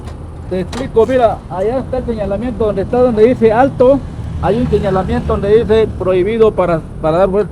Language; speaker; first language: Spanish; native; Spanish